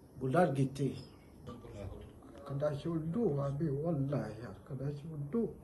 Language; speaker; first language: Turkish; non-native, learner; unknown